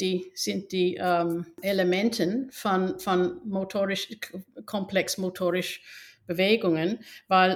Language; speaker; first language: German; non-native, fluent; English